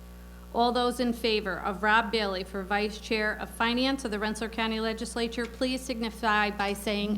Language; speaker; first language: English; native; English